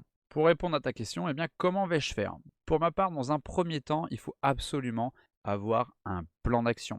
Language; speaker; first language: French; native; French